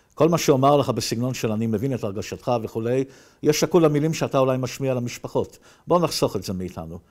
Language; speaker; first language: Hebrew; native; Hebrew